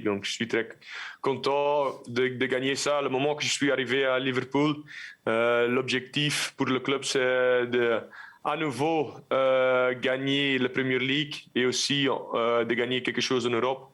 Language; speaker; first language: French; non-native, local second language; Dutch